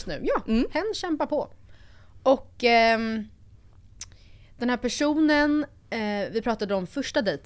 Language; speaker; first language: Swedish; native; Swedish